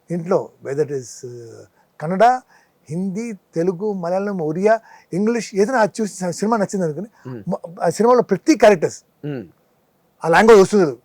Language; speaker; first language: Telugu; non-native, local second language; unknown